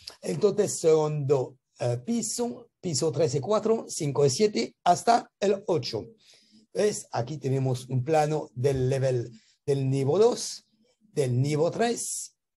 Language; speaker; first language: Spanish; non-native, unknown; French